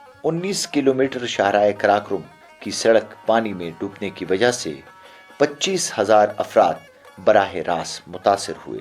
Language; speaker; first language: Urdu; native; Urdu